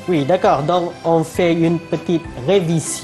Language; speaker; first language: French; non-native, fluent; Malay